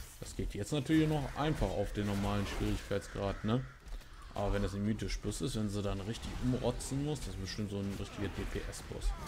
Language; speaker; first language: German; native; German